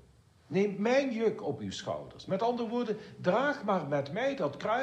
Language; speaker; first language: Dutch; native; Dutch